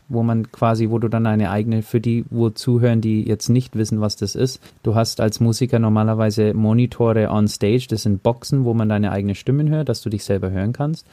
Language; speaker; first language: German; early bilingual, heritage; German